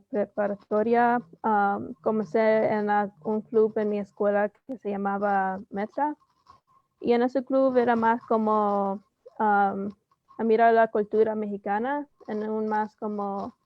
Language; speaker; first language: Spanish; early bilingual, heritage; Spanish